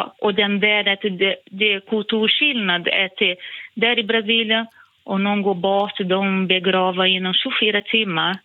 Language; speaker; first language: Swedish; non-native, fluent; Portuguese